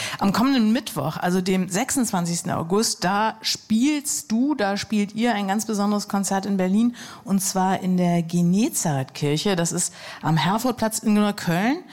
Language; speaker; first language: German; native; German